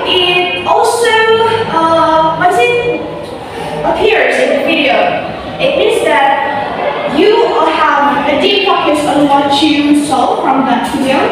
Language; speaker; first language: English; non-native, fluent; Indonesian